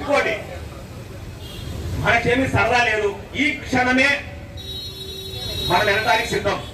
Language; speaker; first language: Telugu; native; Telugu